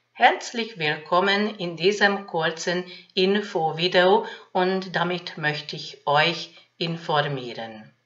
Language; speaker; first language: German; non-native, fluent; Hungarian